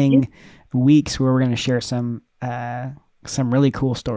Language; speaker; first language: English; native; English